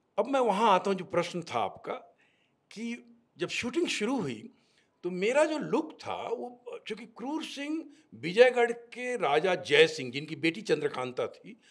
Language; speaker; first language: Hindi; native; Hindi